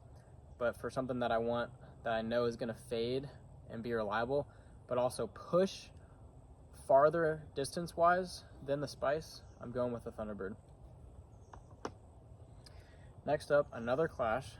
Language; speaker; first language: English; native; English